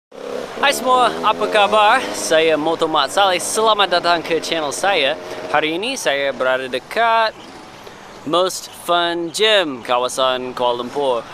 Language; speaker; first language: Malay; non-native, fluent; English